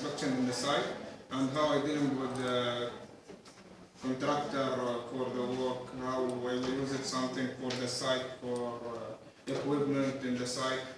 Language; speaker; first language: English; non-native, learner; Arabic